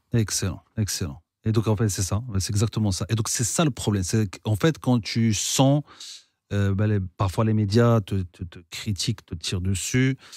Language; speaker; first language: French; non-native, local second language; Arabic